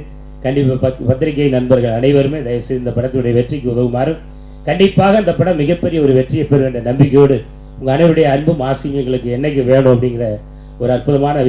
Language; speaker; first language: Tamil; native; Tamil